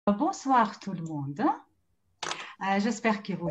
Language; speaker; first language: French; non-native, fluent; Russian